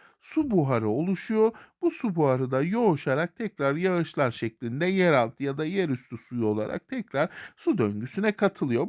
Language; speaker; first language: Turkish; native; Turkish